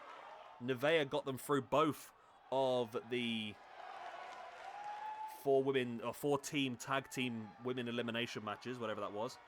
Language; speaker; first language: English; native; English